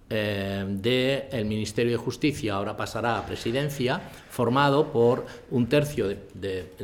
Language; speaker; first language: Spanish; native; Spanish